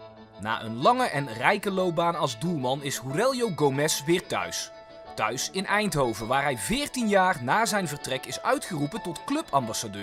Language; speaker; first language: Dutch; native; Dutch